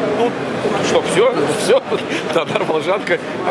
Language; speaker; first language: Russian; native; Russian